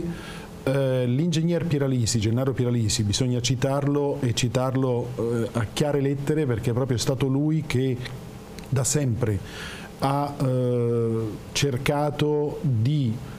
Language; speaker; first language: Italian; native; Italian